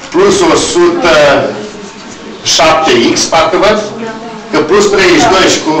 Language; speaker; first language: Romanian; native; Romanian